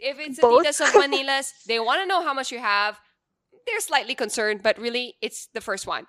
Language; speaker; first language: English; non-native, local second language; Pampanga